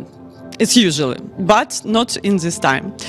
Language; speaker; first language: English; non-native, learner; Ukrainian